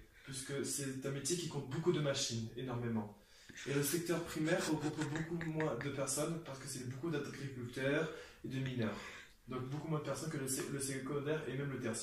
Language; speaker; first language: French; native; French